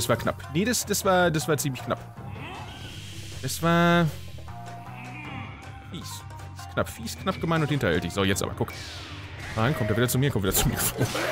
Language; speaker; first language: German; native; German